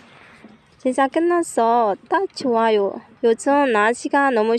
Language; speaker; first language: Korean; non-native, learner; Burmese